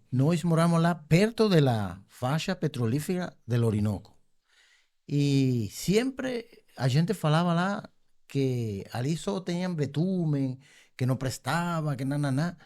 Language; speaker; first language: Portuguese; non-native, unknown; Spanish